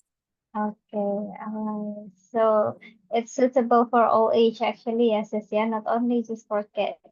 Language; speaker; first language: English; non-native, fluent; Indonesian